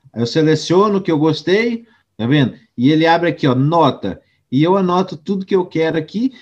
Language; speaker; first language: Portuguese; native; Portuguese